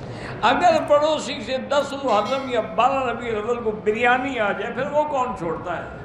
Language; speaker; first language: Urdu; native; Urdu